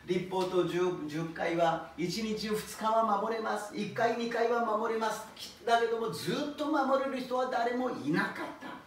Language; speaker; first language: Japanese; non-native, fluent; Korean